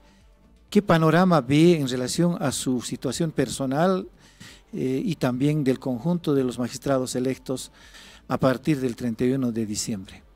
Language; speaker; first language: Spanish; native; Spanish